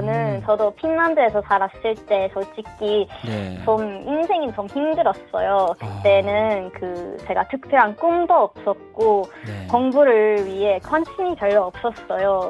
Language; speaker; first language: Korean; non-native, learner; Swedish